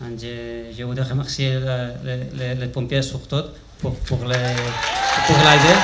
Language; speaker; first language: French; non-native, learner; Spanish